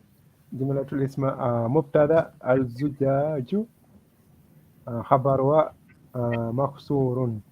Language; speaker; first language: Arabic; non-native, learner; Japanese